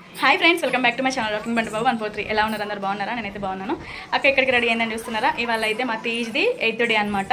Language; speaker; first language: Telugu; non-native, local second language; Lambadi